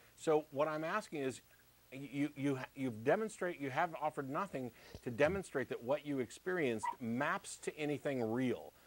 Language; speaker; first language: English; native; English